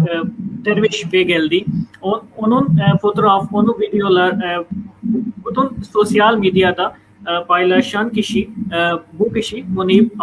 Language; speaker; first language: Turkish; non-native, fluent; Urdu